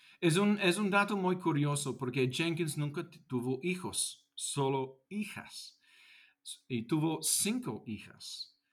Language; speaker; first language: Spanish; non-native, fluent; English